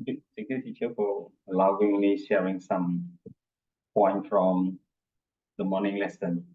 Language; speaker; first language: English; non-native, learner; Khmer